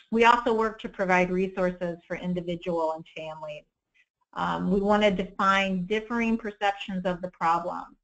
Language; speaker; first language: English; native; English